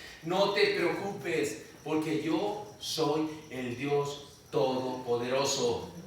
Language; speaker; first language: Spanish; native; Spanish